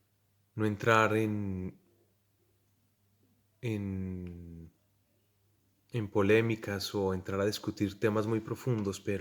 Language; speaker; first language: Spanish; native; Spanish